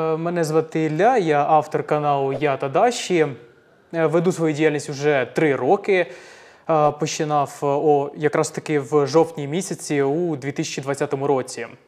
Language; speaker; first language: Ukrainian; native; Ukrainian